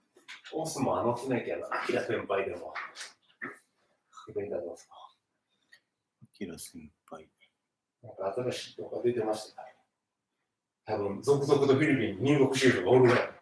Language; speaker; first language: Japanese; native; Japanese